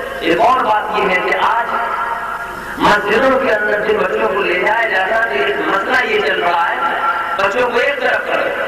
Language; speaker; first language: Urdu; native; Urdu